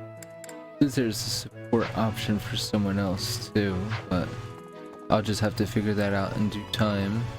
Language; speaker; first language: English; native; English